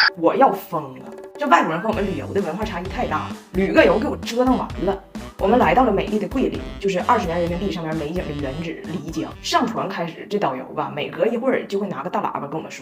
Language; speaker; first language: Chinese; native; Chinese